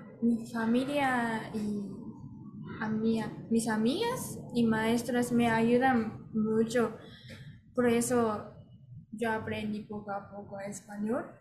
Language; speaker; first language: Spanish; non-native, learner; Japanese